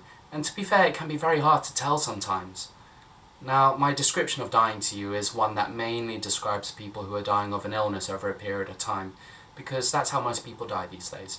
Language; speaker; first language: English; native; English